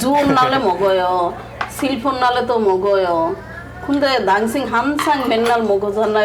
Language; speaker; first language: Korean; non-native, local second language; Bangla